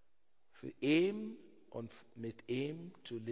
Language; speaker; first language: German; non-native, learner; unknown